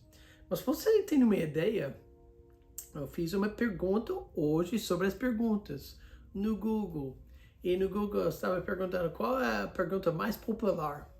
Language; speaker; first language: Portuguese; non-native, fluent; English